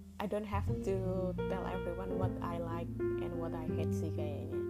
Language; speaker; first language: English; non-native, learner; Indonesian